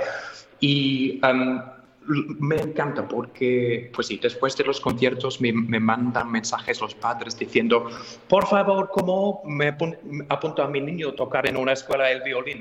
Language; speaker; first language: Spanish; non-native, fluent; English